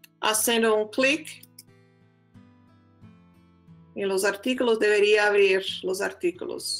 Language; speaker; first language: Spanish; non-native, fluent; Portuguese